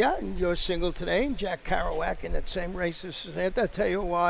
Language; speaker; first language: English; native; English